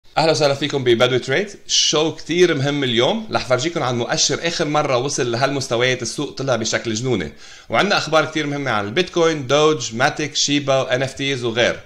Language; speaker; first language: Arabic; native; Arabic